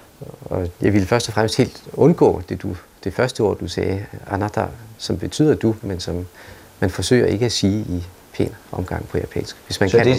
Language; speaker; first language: Danish; native; Danish